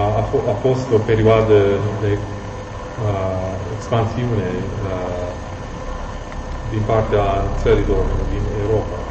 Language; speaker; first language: Romanian; non-native, fluent; English